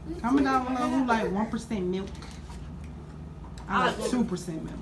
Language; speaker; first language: English; native; English